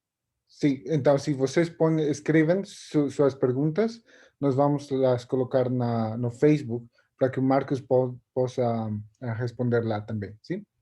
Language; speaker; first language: Portuguese; non-native, learner; Spanish